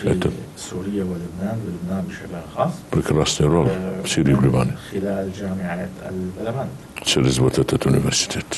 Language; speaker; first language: Russian; non-native, fluent; Arabic